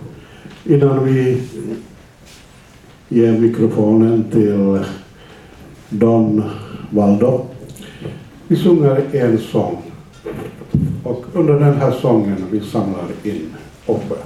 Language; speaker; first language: Swedish; non-native, fluent; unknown